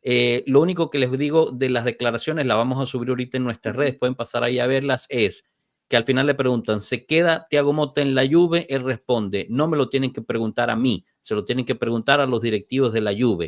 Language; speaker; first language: Spanish; native; Spanish